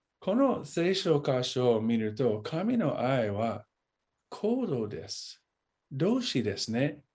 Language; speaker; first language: Japanese; non-native, fluent; English